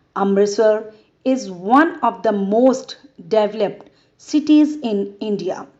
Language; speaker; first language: English; non-native, local second language; Punjabi